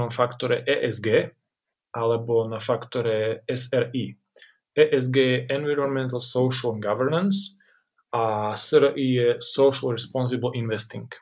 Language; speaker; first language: Slovak; native; Slovak